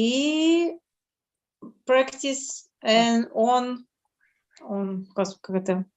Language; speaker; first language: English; non-native, learner; Russian